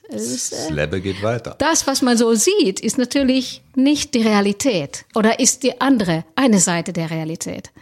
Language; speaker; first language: German; non-native, fluent; Finnish